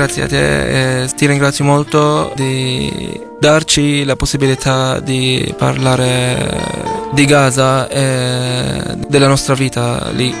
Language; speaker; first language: Italian; non-native, fluent; Arabic